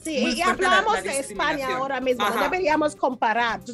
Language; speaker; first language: Spanish; non-native, learner; English